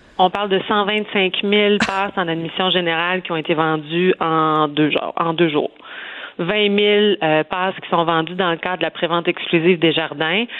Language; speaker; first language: French; native; French